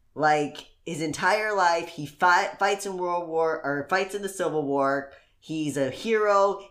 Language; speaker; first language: English; native; English